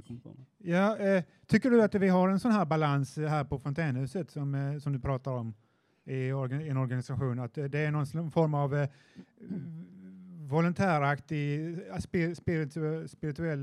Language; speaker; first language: Swedish; native; Swedish